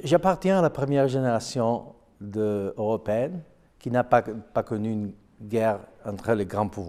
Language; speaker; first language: French; non-native, fluent; Spanish